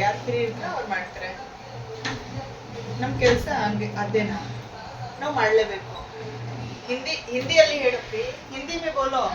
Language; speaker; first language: Kannada; non-native, fluent; Hindi